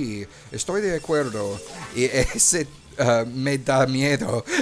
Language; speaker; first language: Spanish; non-native, learner; English